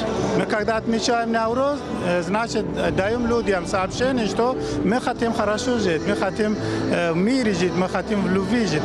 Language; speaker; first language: Russian; non-native, fluent; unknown